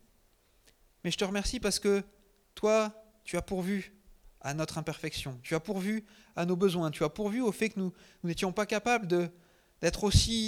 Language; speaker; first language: French; native; French